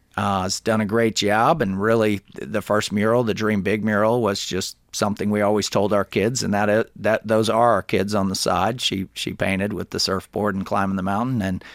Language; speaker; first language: English; native; English